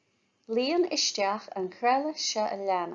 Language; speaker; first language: Irish; non-native, local second language; English